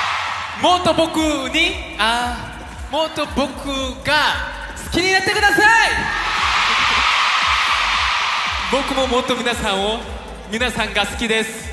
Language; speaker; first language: Japanese; non-native, fluent; Korean